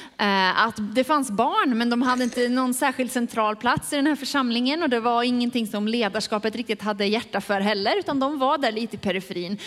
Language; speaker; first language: Swedish; native; Swedish